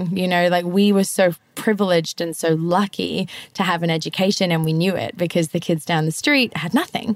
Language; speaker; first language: English; native; English